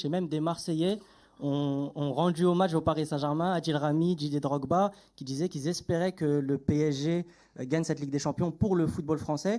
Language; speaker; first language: French; native; French